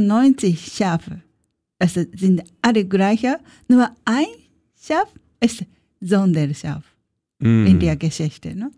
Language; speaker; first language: German; non-native, learner; Japanese